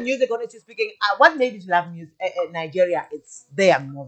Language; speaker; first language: English; non-native, local second language; Venda